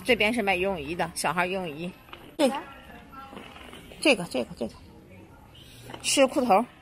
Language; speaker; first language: Chinese; native; Chinese